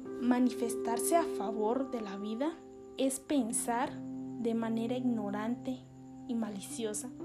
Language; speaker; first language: Spanish; native; Spanish